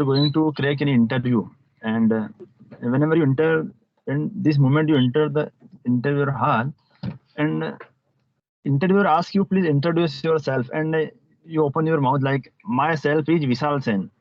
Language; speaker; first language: English; non-native, local second language; Hindi